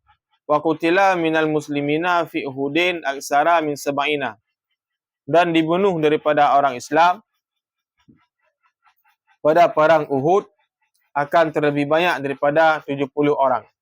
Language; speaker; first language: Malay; non-native, local second language; Achinese